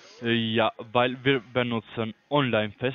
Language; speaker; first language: German; non-native, learner; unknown